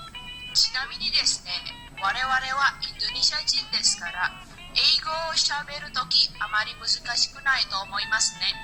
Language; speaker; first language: Japanese; non-native, learner; Indonesian